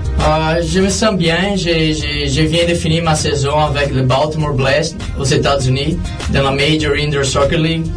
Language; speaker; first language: French; non-native, learner; Portuguese